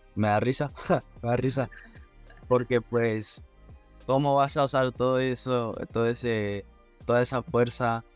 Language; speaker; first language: Spanish; early bilingual, heritage; Spanish